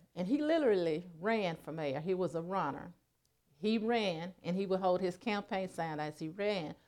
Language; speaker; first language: English; native; English